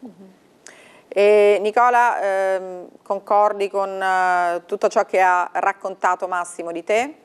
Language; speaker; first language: Italian; native; Italian